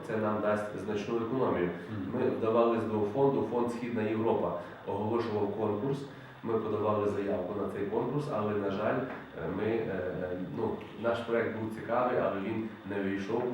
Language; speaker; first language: Ukrainian; native; Ukrainian